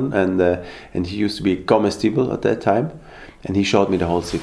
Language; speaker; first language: English; non-native, fluent; Swiss German